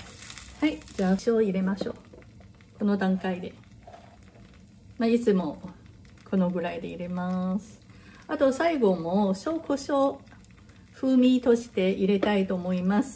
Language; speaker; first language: Japanese; non-native, learner; Chinese